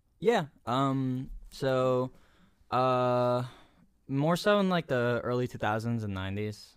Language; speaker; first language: English; early bilingual, other home language; Spanish